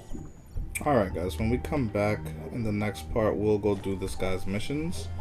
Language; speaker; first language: English; native; English